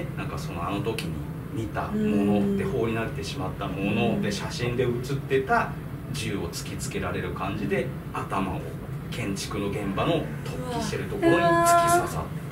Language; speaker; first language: Japanese; native; Japanese